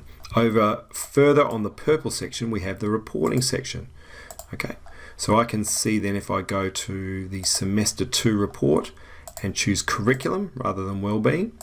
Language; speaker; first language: English; native; English